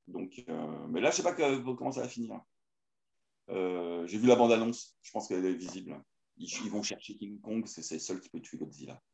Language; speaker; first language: French; native; French